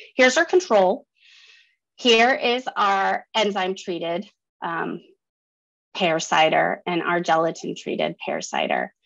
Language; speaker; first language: English; native; English